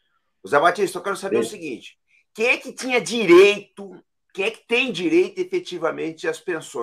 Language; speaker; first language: Portuguese; native; Portuguese